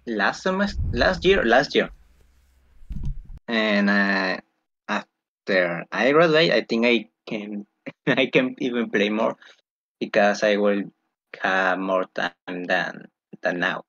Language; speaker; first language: English; non-native, fluent; Spanish